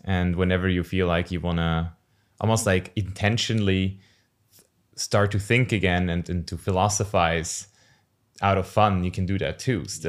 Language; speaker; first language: English; non-native, fluent; German